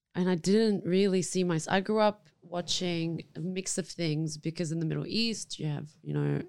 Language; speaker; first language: English; non-native, fluent; Arabic